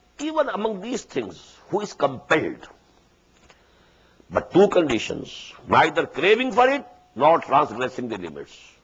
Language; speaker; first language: English; non-native, local second language; Urdu